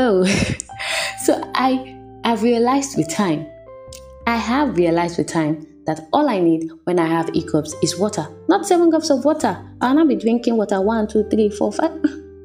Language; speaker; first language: English; non-native, local second language; Yoruba